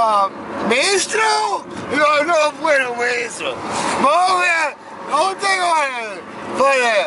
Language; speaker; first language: Spanish; non-native, learner; English